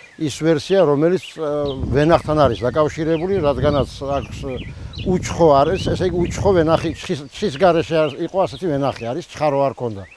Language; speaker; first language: Georgian; native; Georgian